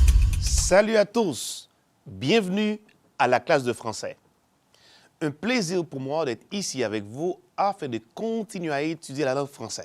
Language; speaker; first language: French; non-native, fluent; Spanish